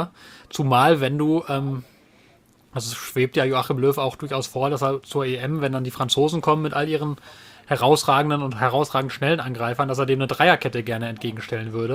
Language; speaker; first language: German; native; German